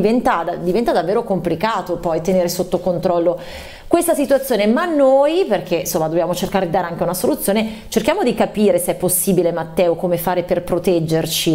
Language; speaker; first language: Italian; native; Italian